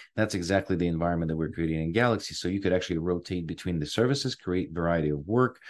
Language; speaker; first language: English; non-native, fluent; Ukrainian